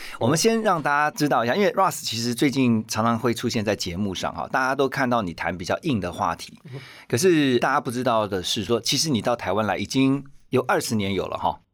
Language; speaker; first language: Chinese; native; Chinese